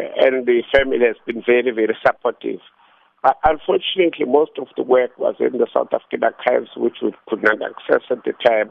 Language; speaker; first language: English; non-native, local second language; Xhosa